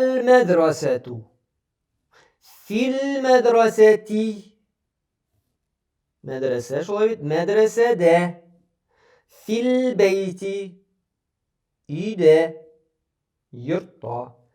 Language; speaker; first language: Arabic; non-native, fluent; Tatar